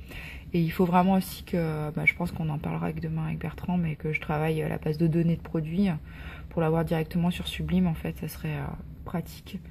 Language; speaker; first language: French; native; French